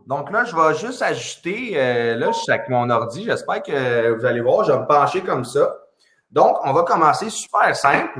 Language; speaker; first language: French; native; French